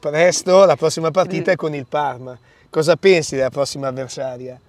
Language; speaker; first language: Italian; native; Italian